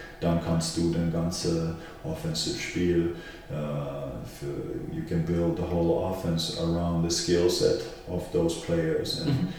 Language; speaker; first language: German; non-native, fluent; Finnish